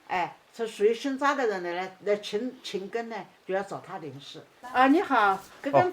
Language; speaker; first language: Chinese; native; Chinese